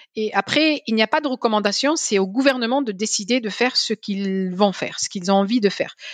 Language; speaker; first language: French; non-native, local second language; Arabic